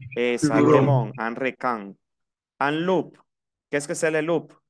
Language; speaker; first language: Spanish; native; Spanish